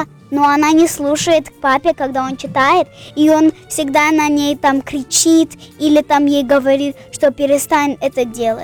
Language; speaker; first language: Russian; early bilingual, heritage; Russian